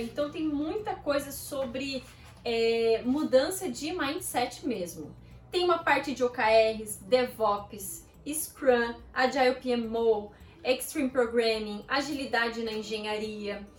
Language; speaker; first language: Portuguese; native; Portuguese